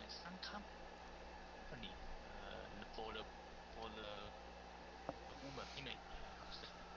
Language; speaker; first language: English; non-native, learner; Chinese